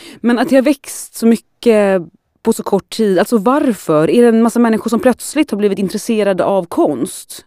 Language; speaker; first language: Swedish; native; Swedish